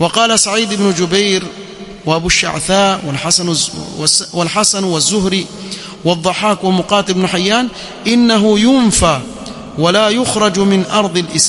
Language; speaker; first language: Arabic; non-native, fluent; Swahili